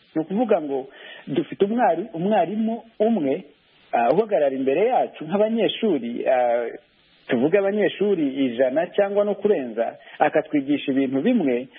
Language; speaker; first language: Kinyarwanda; native; Kinyarwanda